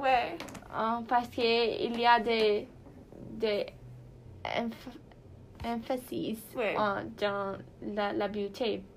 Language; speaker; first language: French; non-native, learner; Portuguese